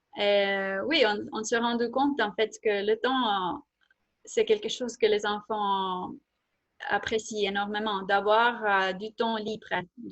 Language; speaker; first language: French; non-native, fluent; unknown